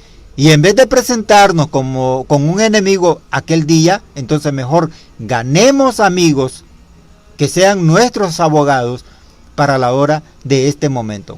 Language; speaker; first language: Spanish; native; Spanish